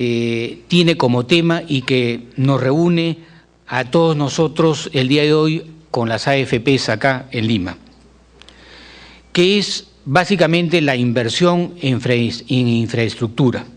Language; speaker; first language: Spanish; native; Spanish